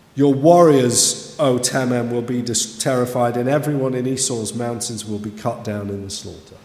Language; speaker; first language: English; native; English